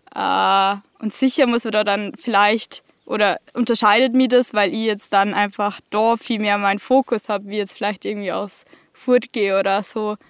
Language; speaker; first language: German; native; German